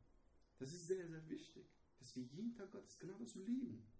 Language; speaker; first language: German; non-native, learner; Persian